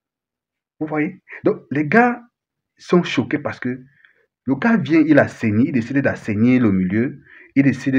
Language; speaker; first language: French; native; French